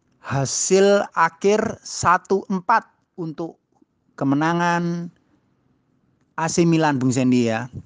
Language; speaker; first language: Indonesian; native; Indonesian